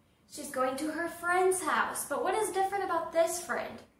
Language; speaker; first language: English; native; English